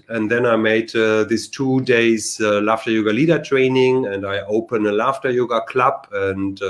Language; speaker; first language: English; non-native, learner; German